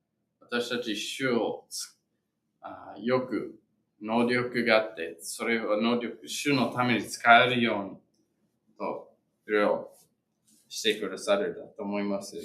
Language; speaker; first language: Japanese; non-native, fluent; English